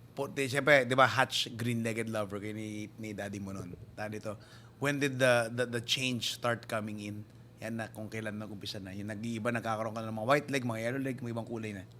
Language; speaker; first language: Filipino; early bilingual, heritage; Filipino